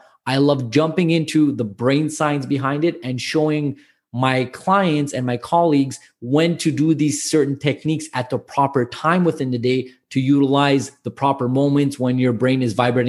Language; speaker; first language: English; native; English